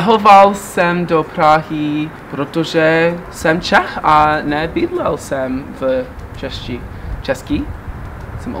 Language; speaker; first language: Czech; early bilingual, heritage; English